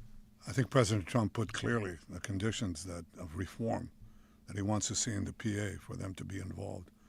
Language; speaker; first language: English; non-native, fluent; Hebrew